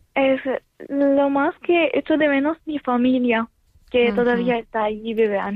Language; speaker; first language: Spanish; non-native, learner; Arabic